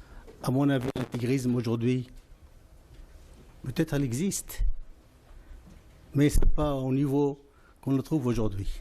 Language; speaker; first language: French; non-native, fluent; Arabic